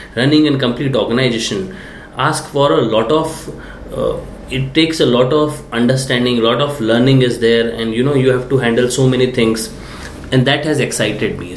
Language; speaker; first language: English; non-native, local second language; Hindi